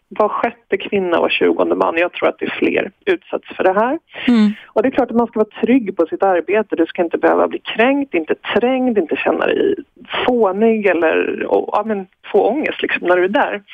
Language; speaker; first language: Swedish; native; Swedish